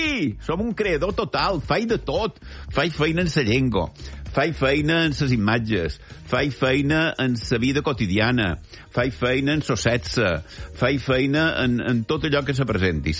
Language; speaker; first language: Catalan; native; Catalan